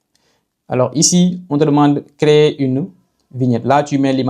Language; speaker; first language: French; non-native, local second language; Wolof